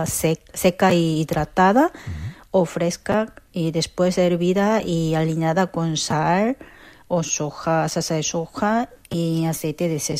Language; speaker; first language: Spanish; non-native, learner; Korean